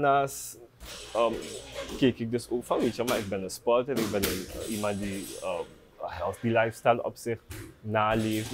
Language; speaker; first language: Dutch; native; Dutch